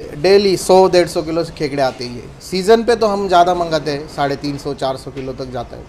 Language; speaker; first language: Hindi; non-native, local second language; Marathi